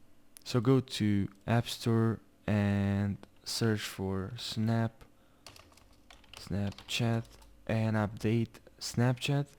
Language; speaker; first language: English; non-native, fluent; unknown